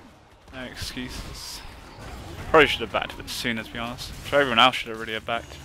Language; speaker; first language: English; native; English